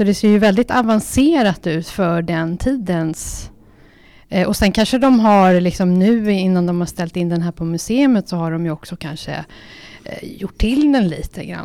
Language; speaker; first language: Swedish; native; Swedish